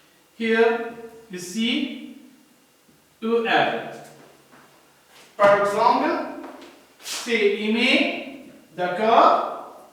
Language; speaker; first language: French; non-native, learner; Arabic